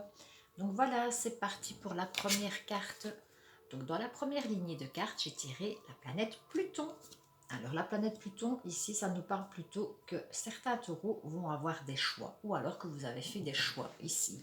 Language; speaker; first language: French; native; French